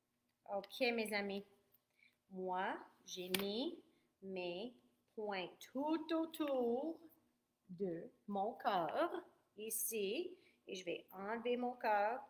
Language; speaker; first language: French; non-native, fluent; English